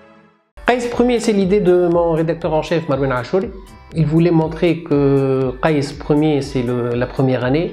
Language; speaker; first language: French; non-native, local second language; Arabic